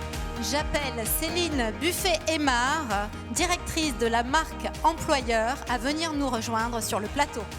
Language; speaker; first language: French; native; French